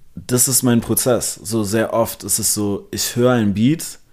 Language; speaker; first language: German; non-native, local second language; English